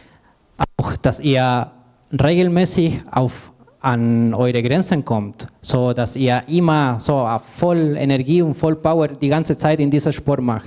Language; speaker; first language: German; non-native, fluent; Spanish